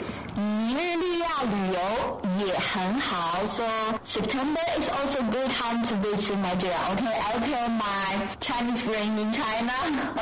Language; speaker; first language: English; non-native, fluent; Chinese